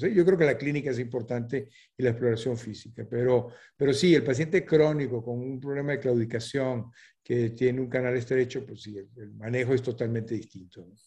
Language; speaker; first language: Spanish; native; Spanish